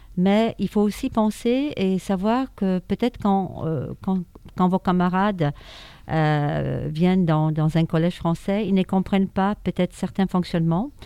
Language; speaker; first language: French; non-native, fluent; Polish